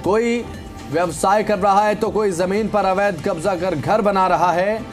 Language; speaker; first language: Hindi; native; Hindi